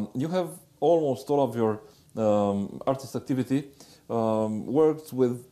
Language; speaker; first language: English; non-native, fluent; Romanian